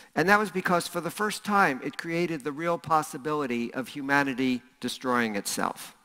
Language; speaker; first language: English; native; English